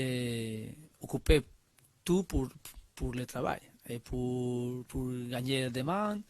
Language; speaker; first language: French; non-native, learner; Spanish